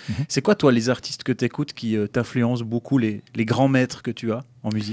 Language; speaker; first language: French; native; French